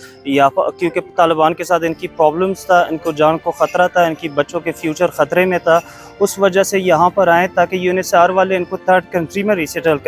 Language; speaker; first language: Hindi; non-native, fluent; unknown